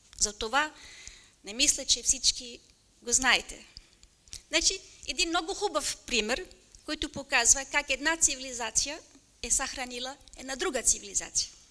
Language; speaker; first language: Bulgarian; non-native, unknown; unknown